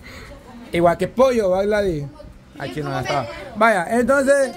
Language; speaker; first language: Spanish; native; Spanish